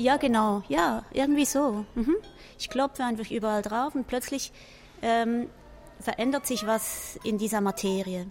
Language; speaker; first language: German; native; German